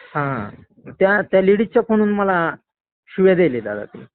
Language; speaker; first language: Marathi; native; Marathi